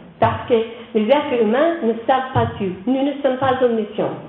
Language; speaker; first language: French; non-native, learner; English